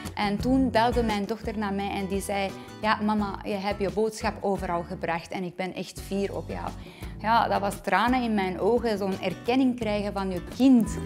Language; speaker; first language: Dutch; non-native, fluent; Persian